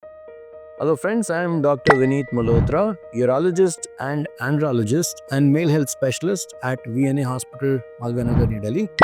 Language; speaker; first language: English; non-native, local second language; Hindi